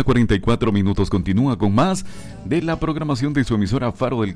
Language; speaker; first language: Spanish; native; Spanish